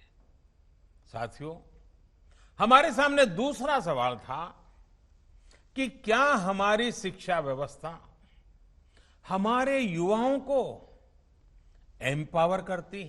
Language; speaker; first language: Hindi; non-native, local second language; Gujarati